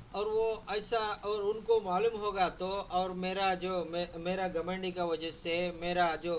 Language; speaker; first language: Hindi; non-native, local second language; Telugu